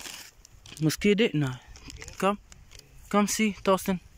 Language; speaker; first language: Danish; non-native, learner; Arabic